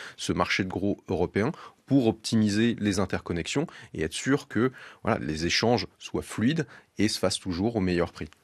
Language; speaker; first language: French; native; French